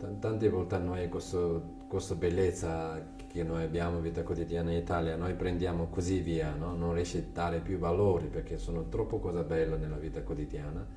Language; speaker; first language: Italian; non-native, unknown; Tibetan